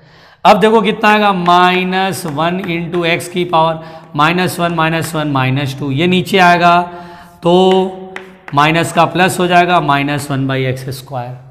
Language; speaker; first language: Hindi; native; Hindi